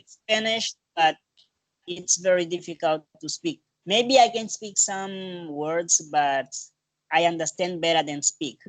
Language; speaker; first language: English; non-native, learner; Portuguese